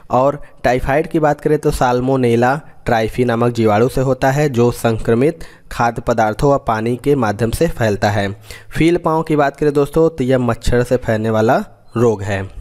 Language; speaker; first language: Hindi; native; Hindi